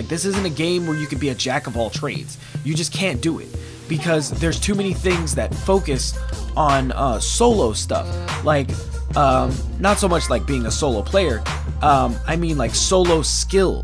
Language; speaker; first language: English; native; English